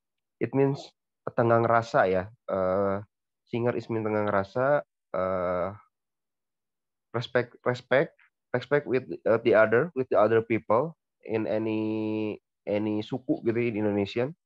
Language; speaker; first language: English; non-native, learner; Indonesian